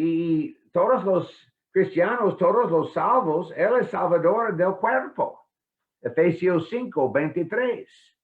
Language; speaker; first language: Spanish; non-native, fluent; English